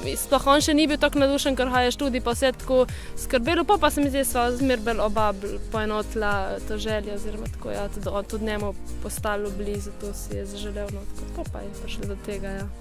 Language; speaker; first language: Slovenian; native; Slovenian